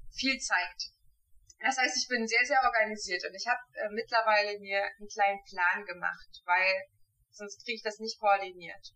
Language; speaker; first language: German; native; German